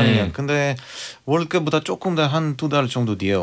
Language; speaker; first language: Korean; non-native, fluent; Bulgarian